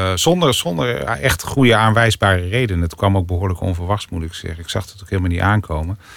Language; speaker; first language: Dutch; native; Dutch